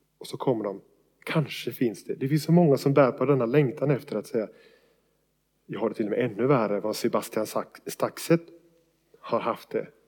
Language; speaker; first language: Swedish; native; Swedish